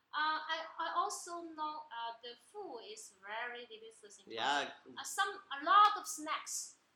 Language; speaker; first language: English; non-native, learner; Chinese